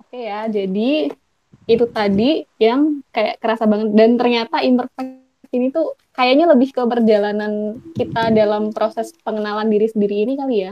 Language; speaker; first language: Indonesian; native; Indonesian